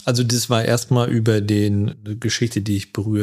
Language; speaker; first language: German; native; German